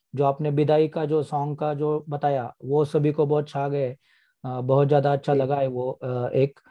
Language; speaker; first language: Hindi; non-native, local second language; Marathi